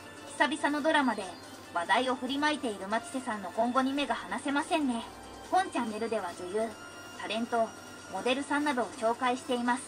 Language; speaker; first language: Japanese; native; Japanese